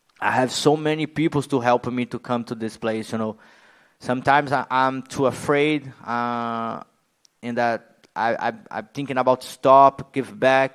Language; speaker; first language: English; non-native, learner; Portuguese